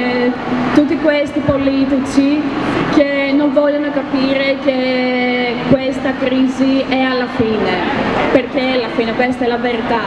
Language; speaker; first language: Italian; non-native, learner; Greek